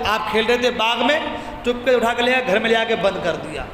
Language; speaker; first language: Urdu; native; Urdu